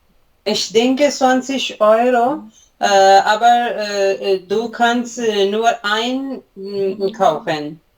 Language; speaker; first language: German; non-native, learner; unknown